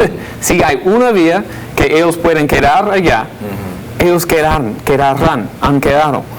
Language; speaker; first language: Spanish; non-native, fluent; English